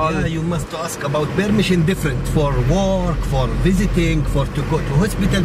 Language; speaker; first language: English; non-native, learner; Arabic